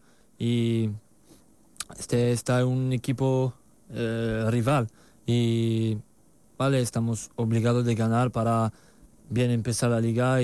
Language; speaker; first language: Spanish; non-native, learner; French